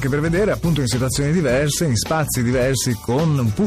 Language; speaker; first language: Italian; native; Italian